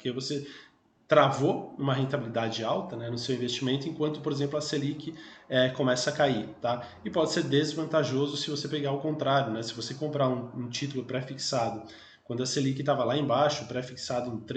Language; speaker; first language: Portuguese; native; Portuguese